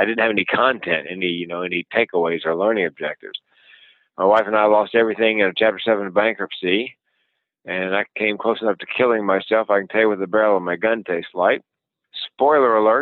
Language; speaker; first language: English; native; English